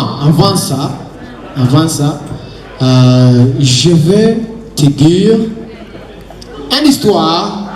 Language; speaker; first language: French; non-native, learner; Kinyarwanda